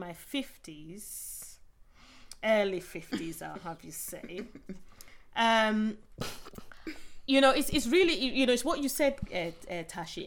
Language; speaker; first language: English; non-native, local second language; Yoruba